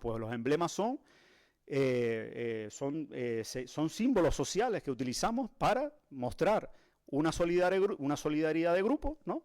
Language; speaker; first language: Spanish; native; Spanish